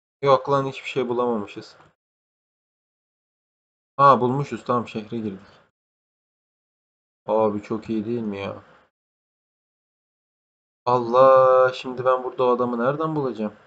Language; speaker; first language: Turkish; native; Turkish